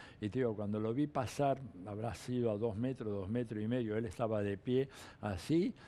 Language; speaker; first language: Spanish; early bilingual, other home language; Italian